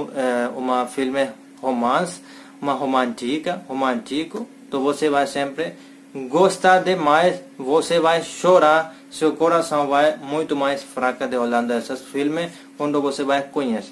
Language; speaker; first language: Portuguese; non-native, learner; Hindi